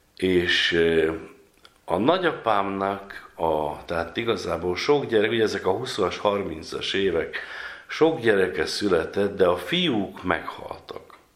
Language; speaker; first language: Hungarian; native; Hungarian